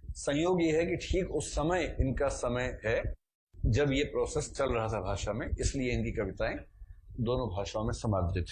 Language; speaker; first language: Hindi; native; Hindi